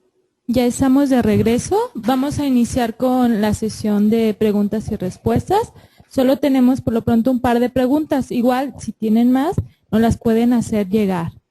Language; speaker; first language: Spanish; native; Spanish